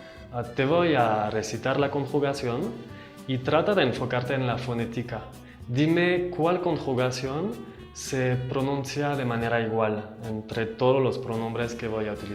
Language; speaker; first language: Spanish; non-native, fluent; French